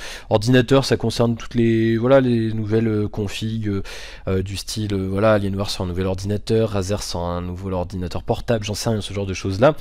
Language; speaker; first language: French; native; French